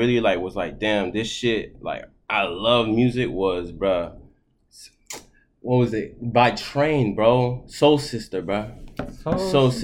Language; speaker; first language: English; early bilingual, other home language; Haitian Creole